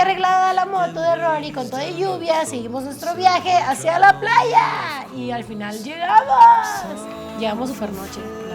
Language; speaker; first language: Spanish; native; Spanish